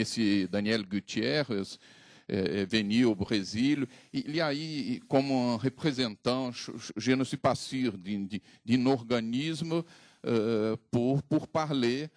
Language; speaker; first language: French; non-native, fluent; Portuguese